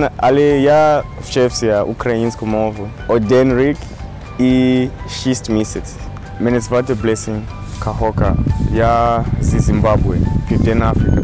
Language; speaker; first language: Ukrainian; non-native, learner; Shona